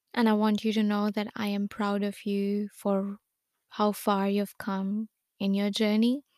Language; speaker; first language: English; non-native, local second language; Hindi